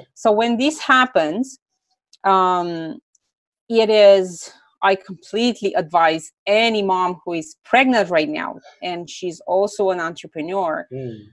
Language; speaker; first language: English; non-native, fluent; Romanian